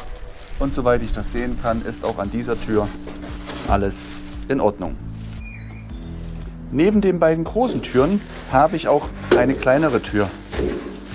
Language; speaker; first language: German; native; German